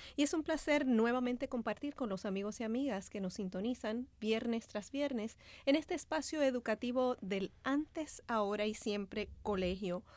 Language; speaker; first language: Spanish; native; Spanish